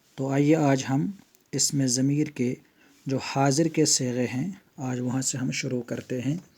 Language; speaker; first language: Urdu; non-native, local second language; Kashmiri